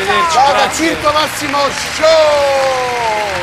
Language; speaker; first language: Italian; native; Italian